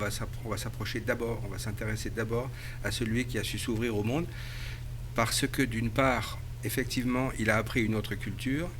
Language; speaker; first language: French; native; French